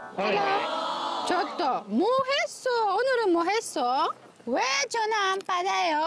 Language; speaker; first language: Korean; non-native, learner; Japanese